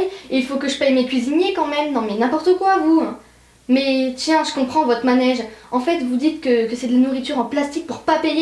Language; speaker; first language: French; native; French